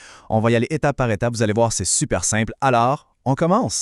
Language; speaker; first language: French; native; French